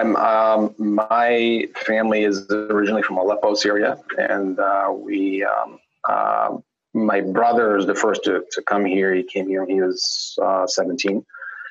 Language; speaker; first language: English; non-native, fluent; Arabic